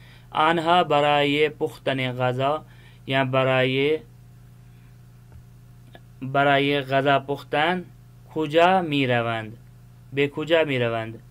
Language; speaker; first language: Persian; non-native, fluent; Urdu